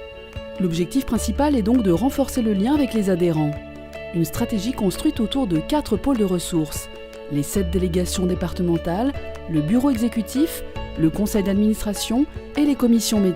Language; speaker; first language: French; native; French